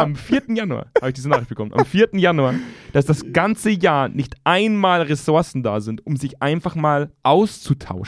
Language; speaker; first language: German; native; German